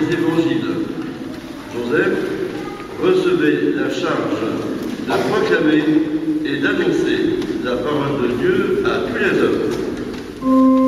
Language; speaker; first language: French; native; French